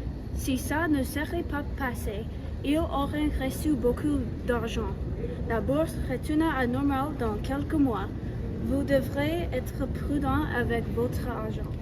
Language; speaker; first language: French; non-native, learner; English